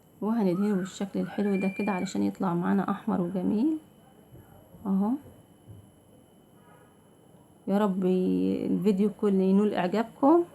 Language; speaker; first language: Arabic; native; Arabic